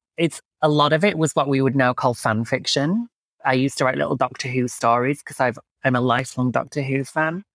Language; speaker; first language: English; native; English